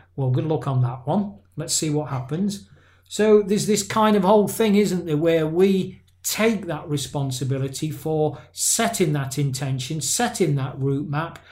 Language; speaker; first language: English; native; English